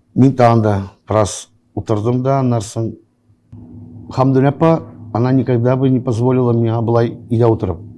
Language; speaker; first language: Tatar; non-native, local second language; Russian